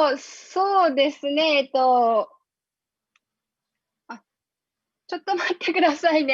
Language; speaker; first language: Japanese; non-native, fluent; Mongolian